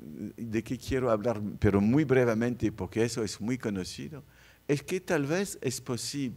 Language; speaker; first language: Spanish; non-native, fluent; French